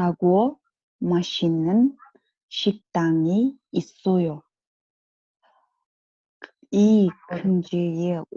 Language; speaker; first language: Korean; non-native, learner; Kazakh